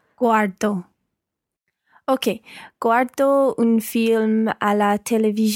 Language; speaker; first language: Italian; non-native, learner; English